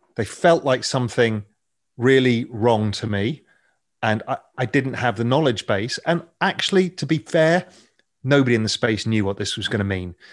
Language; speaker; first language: English; native; English